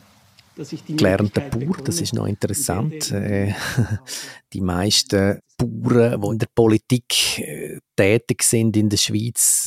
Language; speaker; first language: German; native; German